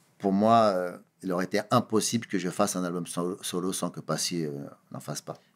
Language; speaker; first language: French; early bilingual, other home language; Kabuverdianu